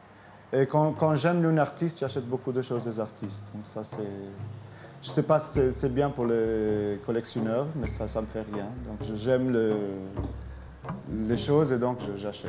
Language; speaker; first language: French; non-native, fluent; Portuguese